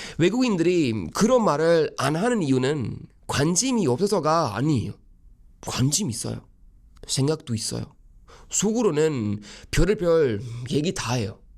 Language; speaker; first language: Korean; non-native, fluent; Swedish